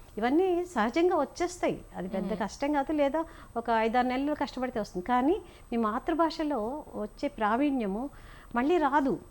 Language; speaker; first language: Telugu; native; Telugu